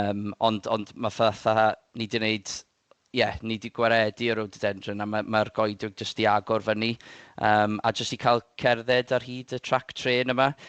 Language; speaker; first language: Welsh; native; Welsh